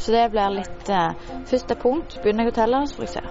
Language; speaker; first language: Norwegian; native; Norwegian